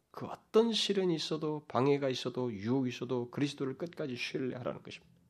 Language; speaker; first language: Korean; native; Korean